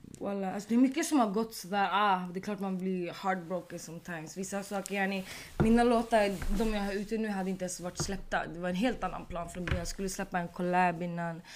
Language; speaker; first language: Swedish; early bilingual, other home language; Arabic